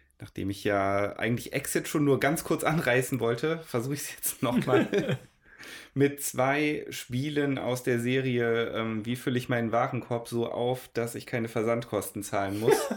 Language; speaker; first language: German; native; German